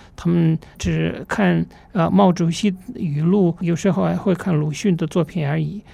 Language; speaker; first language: Chinese; non-native, fluent; Russian